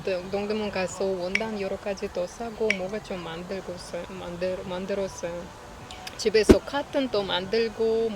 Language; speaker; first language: Korean; non-native, learner; Russian